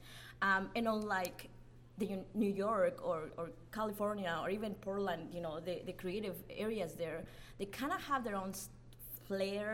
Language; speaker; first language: English; non-native, fluent; Spanish